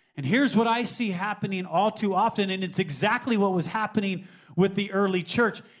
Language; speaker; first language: English; native; English